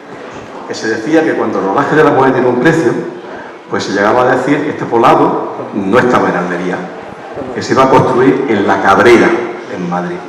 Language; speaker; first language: Spanish; native; Spanish